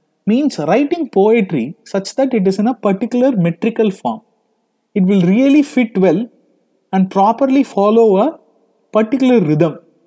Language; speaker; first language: English; non-native, local second language; Tamil